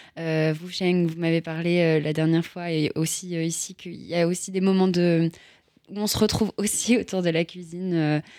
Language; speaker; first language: French; native; French